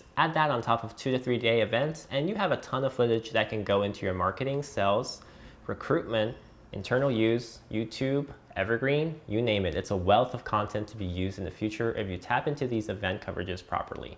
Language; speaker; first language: English; native; English